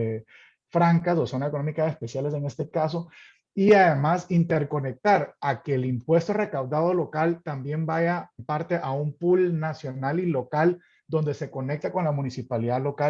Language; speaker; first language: Spanish; native; Spanish